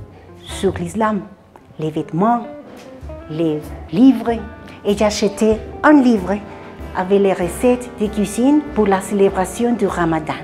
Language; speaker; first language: French; non-native, learner; Spanish